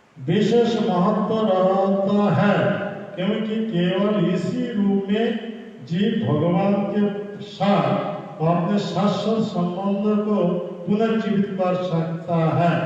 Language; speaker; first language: Hindi; native; Hindi